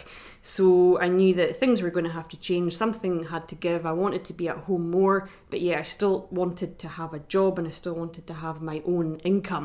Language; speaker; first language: English; native; English